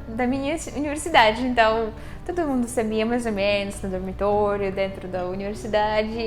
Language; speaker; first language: Portuguese; non-native, fluent; Russian